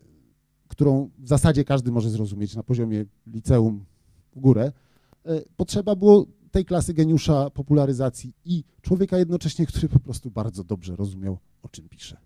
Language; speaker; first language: Polish; native; Polish